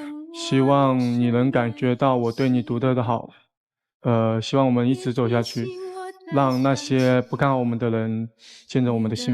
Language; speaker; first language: Chinese; native; Chinese